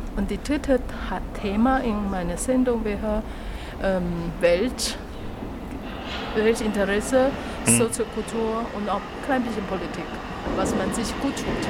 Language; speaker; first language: German; non-native, learner; Chinese